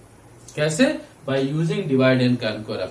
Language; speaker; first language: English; non-native, local second language; Hindi